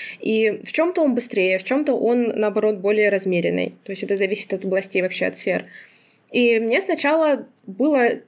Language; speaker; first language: Russian; non-native, local second language; Azerbaijani